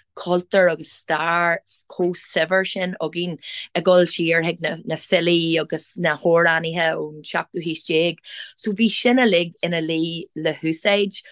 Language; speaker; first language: Irish; non-native, local second language; English